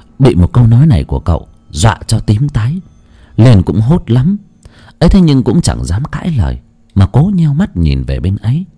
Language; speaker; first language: Vietnamese; non-native, local second language; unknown